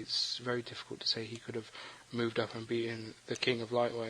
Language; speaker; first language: English; native; English